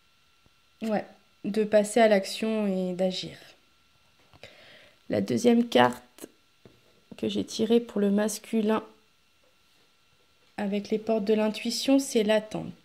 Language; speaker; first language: French; native; French